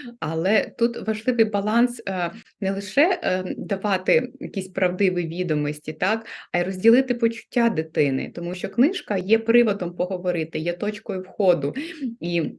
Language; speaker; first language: Ukrainian; non-native, local second language; Russian